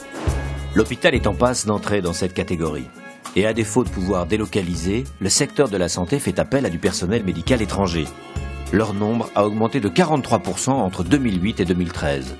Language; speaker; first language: French; native; French